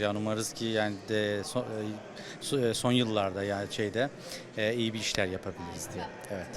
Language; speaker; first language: Turkish; non-native, learner; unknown